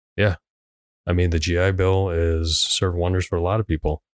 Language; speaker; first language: English; non-native, local second language; Cantonese